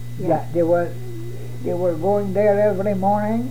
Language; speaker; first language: English; non-native, fluent; French